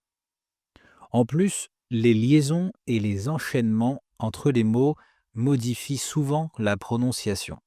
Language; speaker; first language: French; native; French